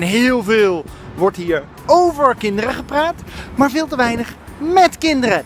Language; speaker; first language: Dutch; native; Dutch